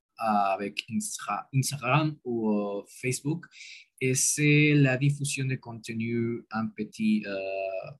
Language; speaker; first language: French; non-native, learner; Spanish